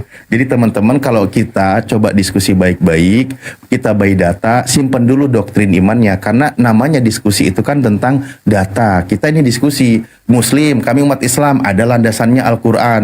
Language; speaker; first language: Indonesian; native; Indonesian